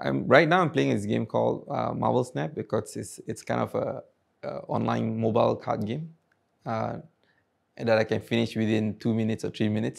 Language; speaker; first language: English; non-native, local second language; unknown